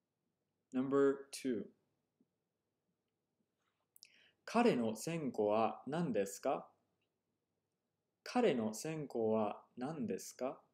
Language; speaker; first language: Japanese; non-native, fluent; English